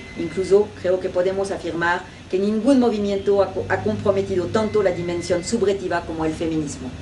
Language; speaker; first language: Spanish; non-native, fluent; French